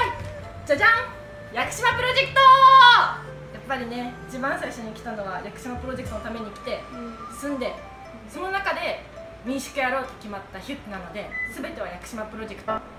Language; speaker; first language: Japanese; native; Japanese